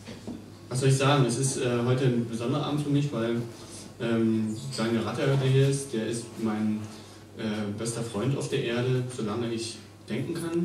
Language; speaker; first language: German; native; German